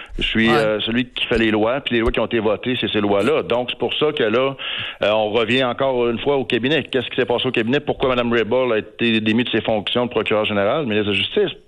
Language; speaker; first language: French; native; French